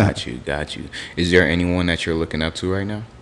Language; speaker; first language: English; native; English